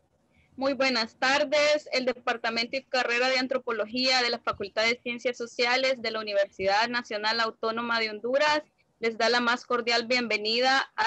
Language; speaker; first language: Spanish; native; Spanish